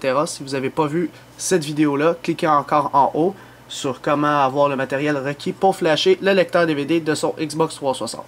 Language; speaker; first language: French; native; French